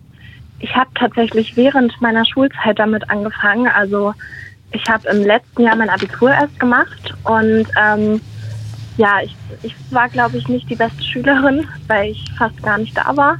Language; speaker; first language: German; native; German